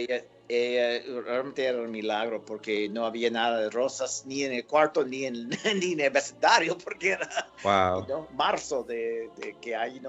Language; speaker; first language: Spanish; non-native, fluent; English